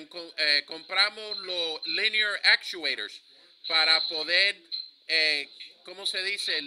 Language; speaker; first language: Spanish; early bilingual, heritage; Spanish